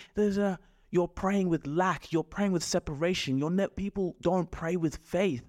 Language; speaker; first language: English; native; English